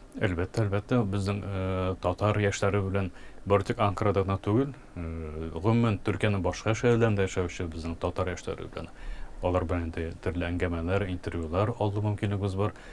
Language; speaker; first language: Tatar; early bilingual, heritage; Tatar